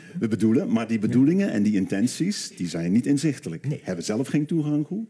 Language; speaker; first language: Dutch; native; Dutch